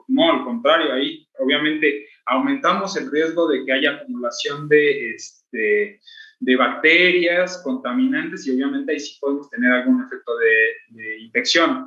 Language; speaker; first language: Spanish; native; Spanish